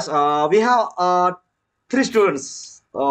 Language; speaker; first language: English; non-native, learner; Marathi